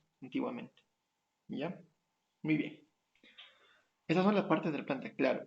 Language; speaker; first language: Spanish; native; Spanish